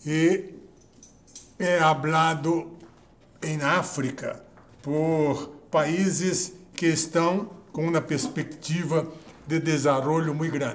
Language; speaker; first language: Spanish; non-native, fluent; Portuguese